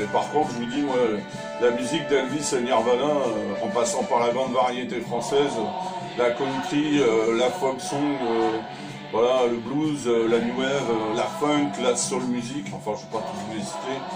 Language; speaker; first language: French; native; French